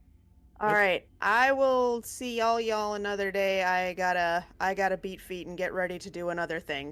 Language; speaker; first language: English; native; English